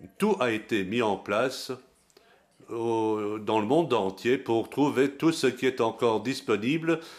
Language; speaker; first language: French; non-native, local second language; Luxembourgish